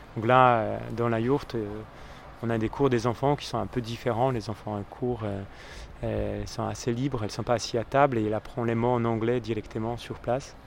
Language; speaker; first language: French; non-native, fluent; Polish